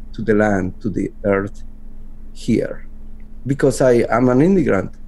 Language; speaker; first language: English; non-native, fluent; Spanish